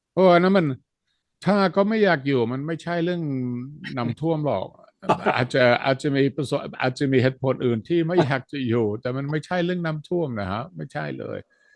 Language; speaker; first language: Thai; non-native, fluent; Dutch